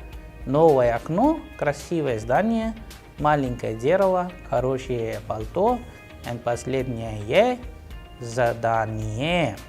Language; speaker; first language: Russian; non-native, fluent; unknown